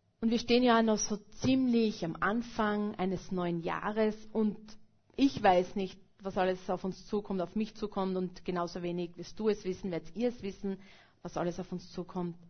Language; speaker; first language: German; native; German